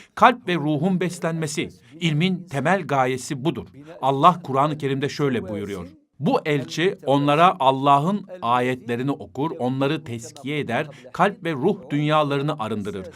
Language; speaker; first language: Turkish; non-native, fluent; Arabic